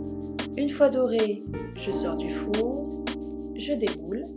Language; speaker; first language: French; native; French